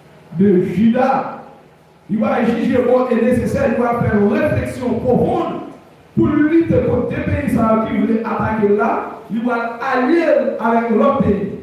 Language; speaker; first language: French; non-native, local second language; Haitian Creole